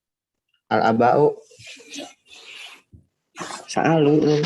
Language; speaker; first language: Arabic; non-native, learner; Indonesian